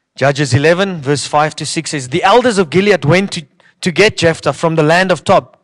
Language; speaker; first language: English; non-native, local second language; Afrikaans